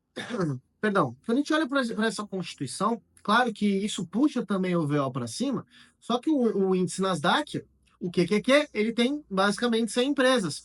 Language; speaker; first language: Portuguese; native; Portuguese